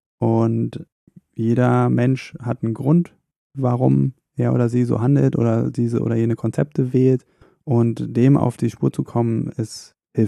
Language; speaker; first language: German; native; German